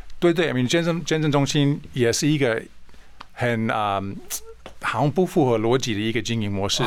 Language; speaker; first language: Chinese; non-native, fluent; English